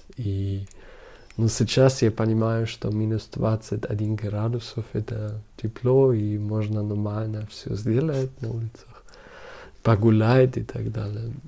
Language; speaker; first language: Russian; non-native, learner; German